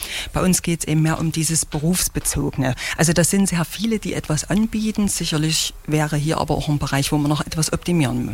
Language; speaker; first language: German; native; German